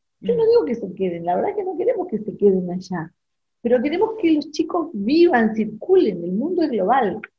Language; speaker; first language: Spanish; non-native, local second language; German